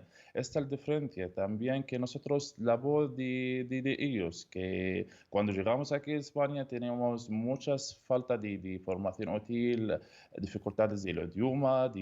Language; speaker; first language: Spanish; non-native, learner; Arabic